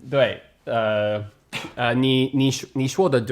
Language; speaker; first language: Chinese; non-native, learner; English